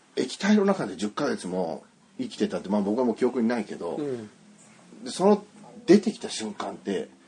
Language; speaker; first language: Japanese; native; Japanese